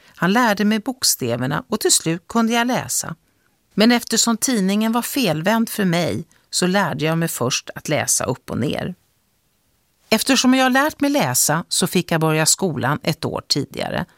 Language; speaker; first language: Swedish; native; Swedish